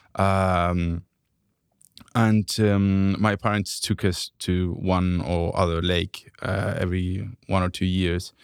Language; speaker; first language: English; non-native, fluent; Spanish